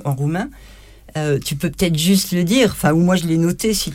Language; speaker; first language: French; native; French